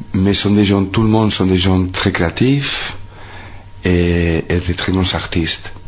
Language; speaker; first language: French; non-native, fluent; Spanish